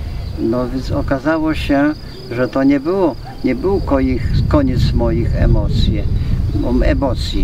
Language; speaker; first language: Polish; native; Polish